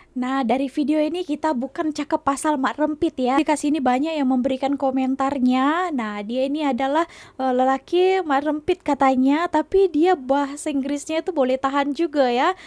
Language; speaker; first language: Malay; native; Malay